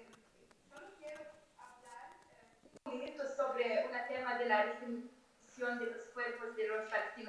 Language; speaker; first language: Spanish; non-native, fluent; Arabic